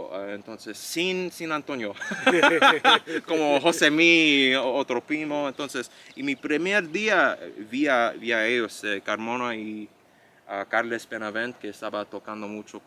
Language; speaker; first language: Spanish; non-native, fluent; English